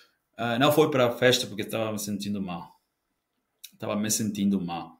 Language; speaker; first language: Portuguese; non-native, learner; Spanish